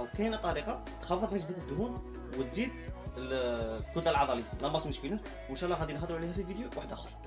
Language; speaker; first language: Arabic; native; Arabic